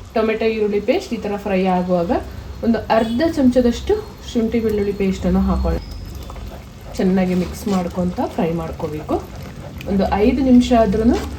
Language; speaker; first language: Kannada; native; Kannada